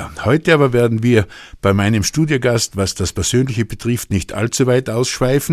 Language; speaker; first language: German; native; German